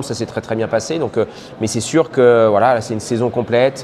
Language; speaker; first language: French; native; French